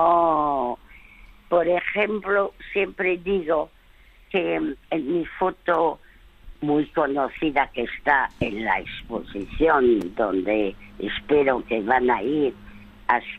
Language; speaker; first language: Spanish; early bilingual, other home language; French